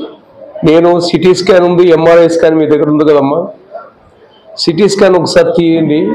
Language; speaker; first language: Telugu; native; Telugu